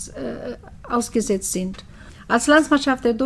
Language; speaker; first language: German; early bilingual, heritage; German